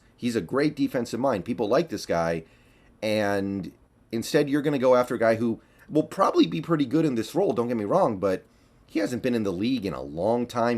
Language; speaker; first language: English; native; English